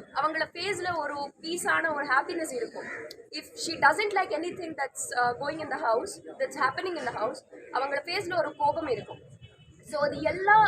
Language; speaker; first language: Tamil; non-native, learner; Telugu